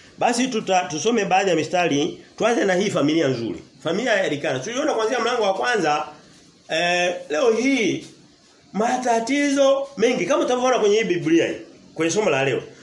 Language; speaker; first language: Swahili; native; Swahili